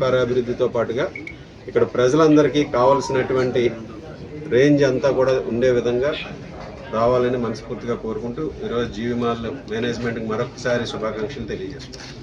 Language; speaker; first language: Telugu; native; Telugu